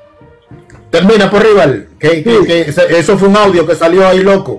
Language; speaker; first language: Spanish; native; Spanish